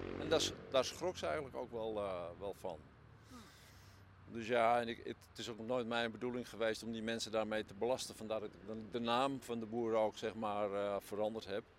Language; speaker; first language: Dutch; native; Dutch